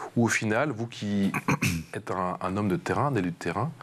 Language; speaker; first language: French; native; French